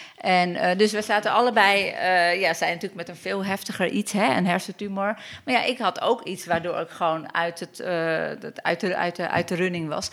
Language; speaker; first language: Dutch; early bilingual, other home language; Turkish